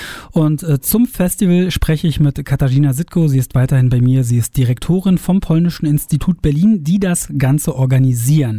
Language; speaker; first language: German; native; German